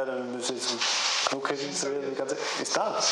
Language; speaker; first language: German; native; German